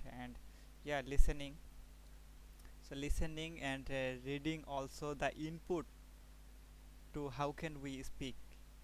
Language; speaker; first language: English; non-native, learner; Bangla